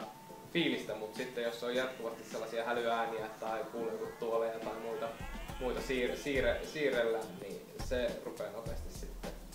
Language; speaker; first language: Finnish; native; Finnish